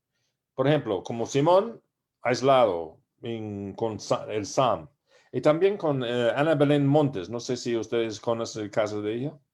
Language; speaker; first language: Spanish; non-native, learner; English